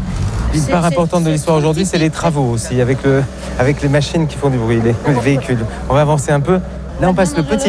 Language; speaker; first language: French; native; French